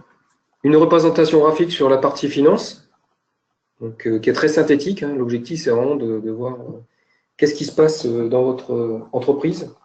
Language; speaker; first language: French; native; French